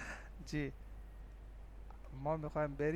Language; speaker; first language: Persian; non-native, fluent; Urdu